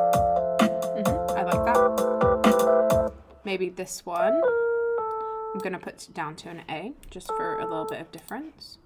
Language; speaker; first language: English; native; English